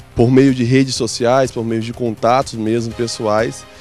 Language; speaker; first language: Portuguese; native; Portuguese